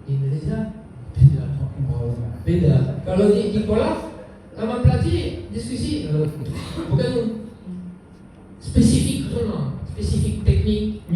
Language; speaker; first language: Indonesian; non-native, learner; French